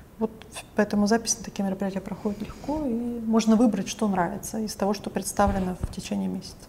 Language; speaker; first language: Russian; native; Russian